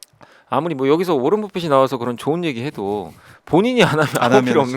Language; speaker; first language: Korean; native; Korean